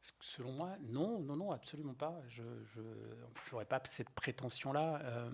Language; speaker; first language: French; native; French